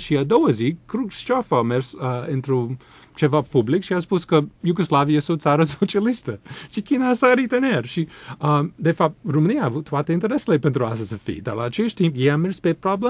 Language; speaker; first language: Romanian; non-native, fluent; English